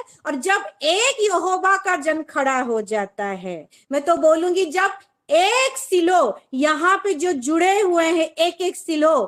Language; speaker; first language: Hindi; non-native, local second language; Bodo